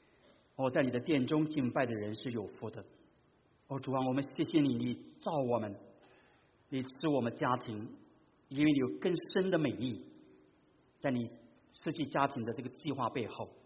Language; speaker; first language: Chinese; native; Chinese